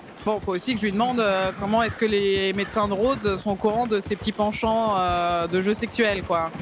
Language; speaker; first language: French; native; French